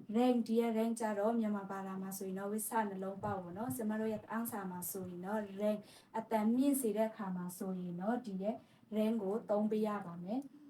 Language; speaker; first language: Burmese; non-native, local second language; Shwe Palaung